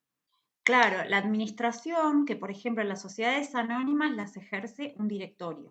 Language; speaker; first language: Spanish; native; Spanish